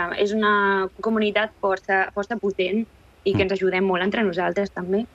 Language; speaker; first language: Catalan; early bilingual, other home language; Bulgarian